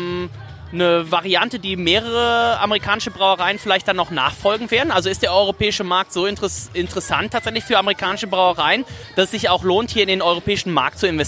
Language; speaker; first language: German; native; German